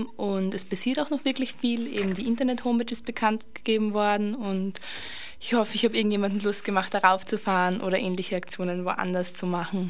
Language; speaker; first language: German; native; German